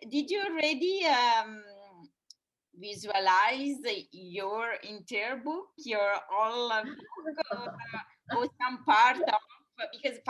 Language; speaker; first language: English; non-native, fluent; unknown